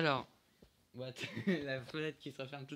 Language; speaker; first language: French; native; French